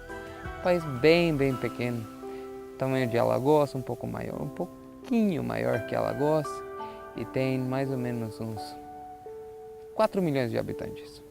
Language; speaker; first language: Portuguese; non-native, fluent; Albanian